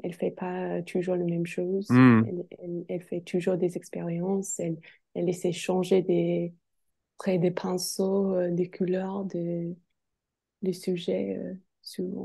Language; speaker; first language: French; non-native, fluent; English